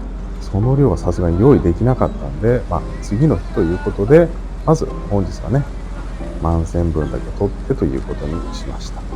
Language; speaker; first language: Japanese; native; Japanese